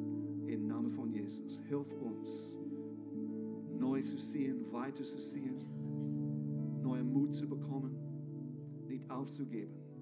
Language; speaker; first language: German; non-native, fluent; English